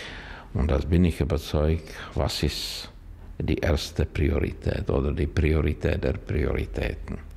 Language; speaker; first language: German; non-native, learner; Czech